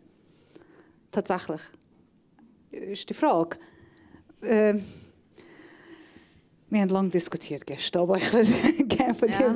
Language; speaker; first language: German; non-native, fluent; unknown